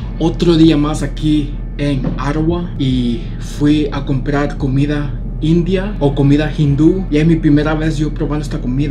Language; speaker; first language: Spanish; early bilingual, other home language; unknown